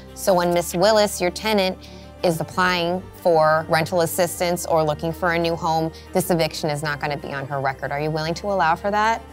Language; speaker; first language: English; native; English